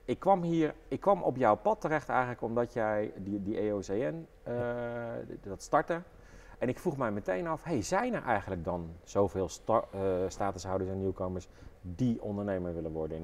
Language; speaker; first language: Dutch; native; Dutch